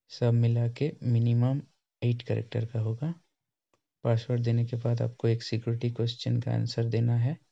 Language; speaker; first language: Hindi; non-native, local second language; Bangla